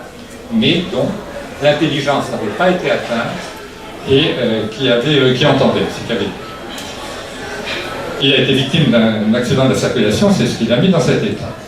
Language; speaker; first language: French; native; French